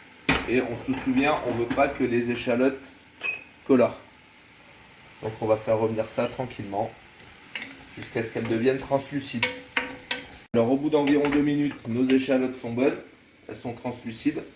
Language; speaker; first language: French; native; French